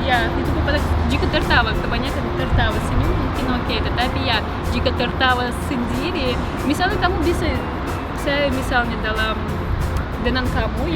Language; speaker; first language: Indonesian; non-native, fluent; Russian